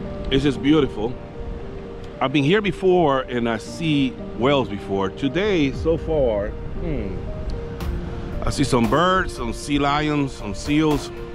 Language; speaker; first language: English; non-native, local second language; Spanish